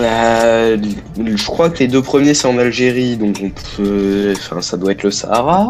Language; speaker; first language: French; native; French